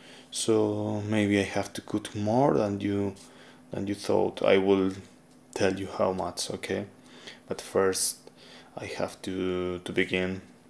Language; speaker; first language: English; non-native, fluent; Spanish